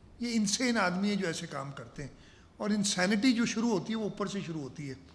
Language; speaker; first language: Urdu; non-native, local second language; Sindhi